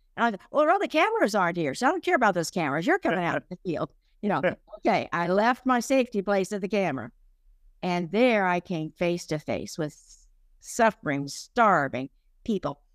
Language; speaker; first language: English; native; English